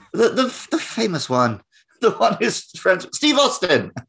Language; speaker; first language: English; native; English